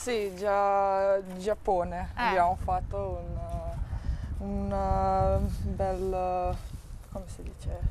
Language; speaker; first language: Italian; non-native, learner; English